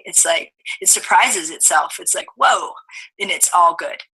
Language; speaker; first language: English; native; English